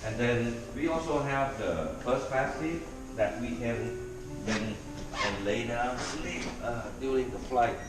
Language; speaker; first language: English; non-native, learner; Thai